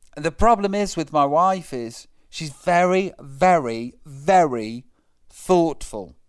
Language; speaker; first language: English; native; English